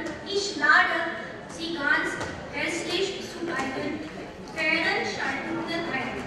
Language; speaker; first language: German; non-native, fluent; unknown